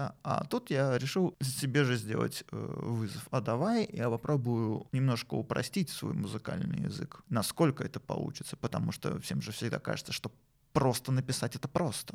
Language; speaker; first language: Russian; native; Russian